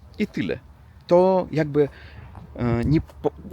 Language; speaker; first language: Polish; non-native, learner; Russian